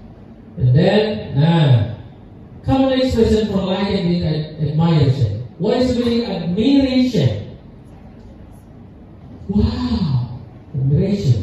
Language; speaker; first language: English; non-native, learner; Indonesian